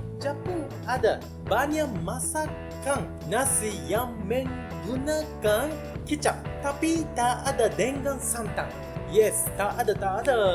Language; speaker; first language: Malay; non-native, learner; Japanese